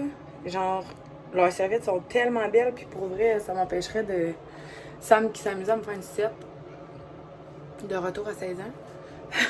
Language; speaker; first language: French; native; French